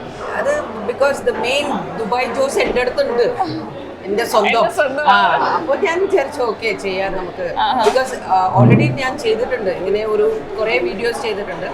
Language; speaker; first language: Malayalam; non-native, fluent; Tamil